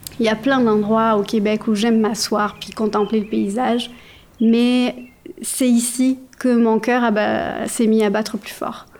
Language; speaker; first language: French; native; French